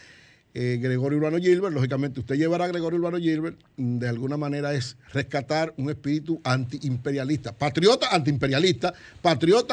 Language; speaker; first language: Spanish; native; Spanish